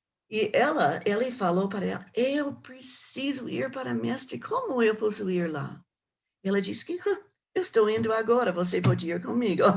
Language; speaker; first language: Portuguese; non-native, learner; English